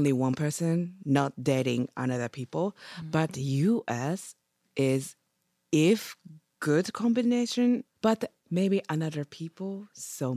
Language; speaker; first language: English; non-native, learner; Japanese